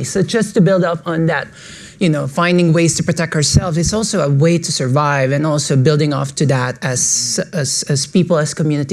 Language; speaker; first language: English; non-native, local second language; Filipino